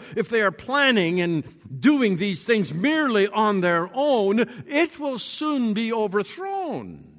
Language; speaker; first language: English; native; English